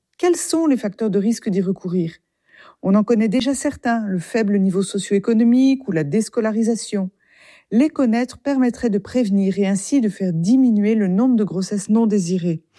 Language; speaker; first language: French; native; French